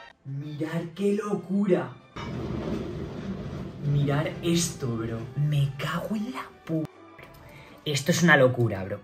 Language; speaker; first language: Spanish; native; Spanish